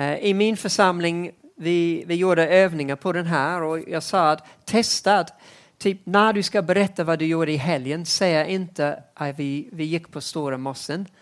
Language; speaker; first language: Swedish; non-native, fluent; English